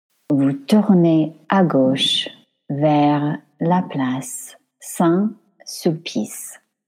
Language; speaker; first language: French; non-native, fluent; English